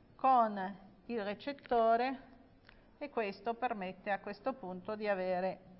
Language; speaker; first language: Italian; native; Italian